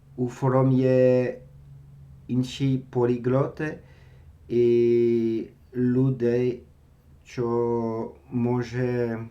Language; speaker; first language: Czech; non-native, learner; French